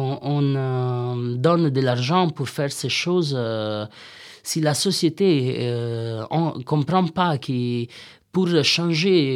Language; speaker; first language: French; non-native, learner; Italian